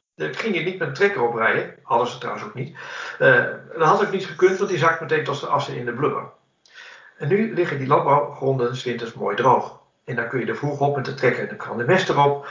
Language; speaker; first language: Dutch; native; Dutch